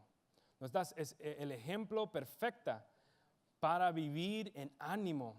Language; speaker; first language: Spanish; early bilingual, heritage; English